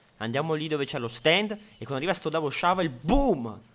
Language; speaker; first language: Italian; native; Italian